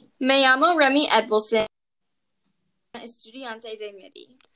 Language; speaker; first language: Spanish; non-native, learner; English